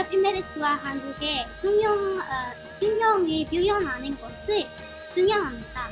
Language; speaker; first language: Korean; non-native, fluent; Arabic